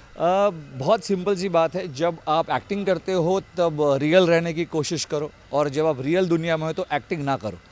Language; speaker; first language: Hindi; non-native, local second language; Tulu